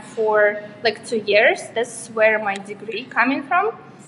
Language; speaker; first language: English; non-native, fluent; Russian